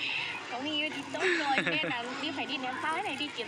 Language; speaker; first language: Vietnamese; non-native, local second language; Hmong